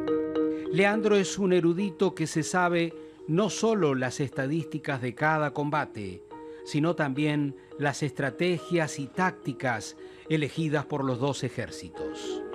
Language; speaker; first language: Spanish; native; Spanish